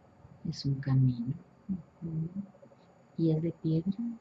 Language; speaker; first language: Spanish; native; Spanish